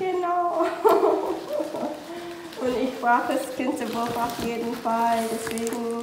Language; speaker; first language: German; non-native, learner; Korean